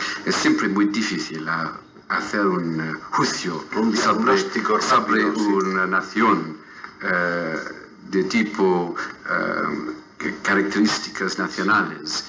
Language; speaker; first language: Spanish; non-native, fluent; English